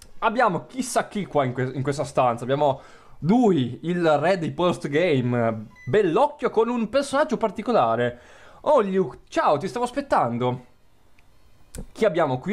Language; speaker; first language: Italian; native; Italian